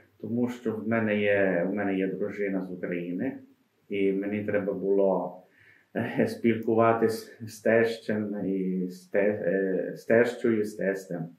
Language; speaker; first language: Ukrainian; non-native, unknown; Italian